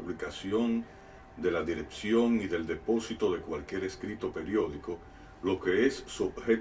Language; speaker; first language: Spanish; native; Spanish